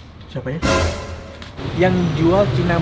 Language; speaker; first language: Indonesian; native; Indonesian